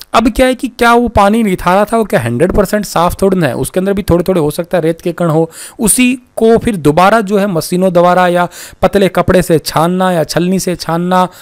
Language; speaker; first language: Hindi; native; Hindi